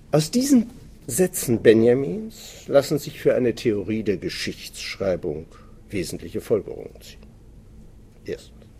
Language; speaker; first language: German; native; German